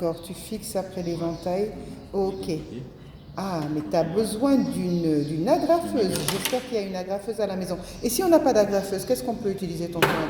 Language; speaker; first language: French; native; French